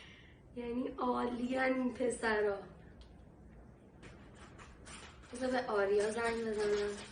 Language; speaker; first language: Persian; native; Persian